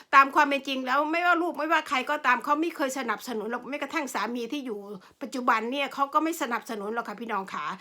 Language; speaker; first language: Thai; non-native, local second language; Northeastern Thai